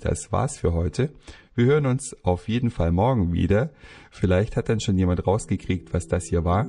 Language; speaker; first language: German; native; German